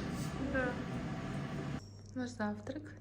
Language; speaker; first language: Russian; native; Russian